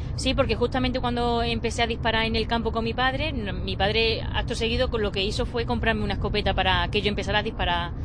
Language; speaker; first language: Spanish; native; Spanish